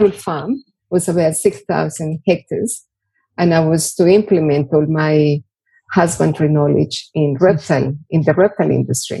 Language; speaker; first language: English; non-native, fluent; Spanish